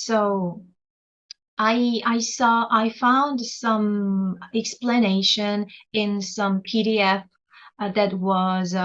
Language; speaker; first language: English; non-native, learner; Korean